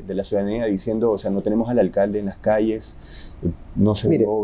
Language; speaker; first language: Spanish; native; Spanish